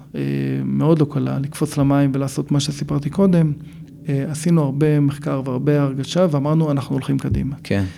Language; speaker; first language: Hebrew; native; Hebrew